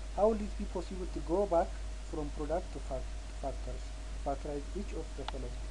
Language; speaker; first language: English; non-native, local second language; Amharic